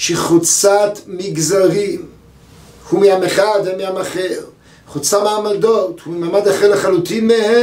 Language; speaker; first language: Hebrew; native; Hebrew